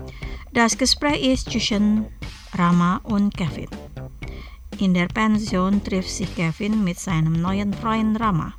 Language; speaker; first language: German; non-native, fluent; Indonesian